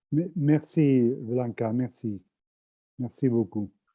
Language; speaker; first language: French; non-native, fluent; Spanish